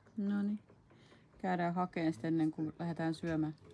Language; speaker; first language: Finnish; native; Finnish